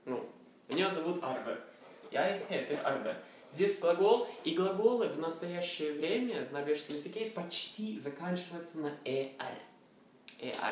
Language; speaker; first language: Russian; non-native, learner; Norwegian